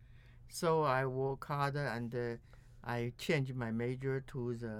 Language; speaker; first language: English; non-native, learner; Chinese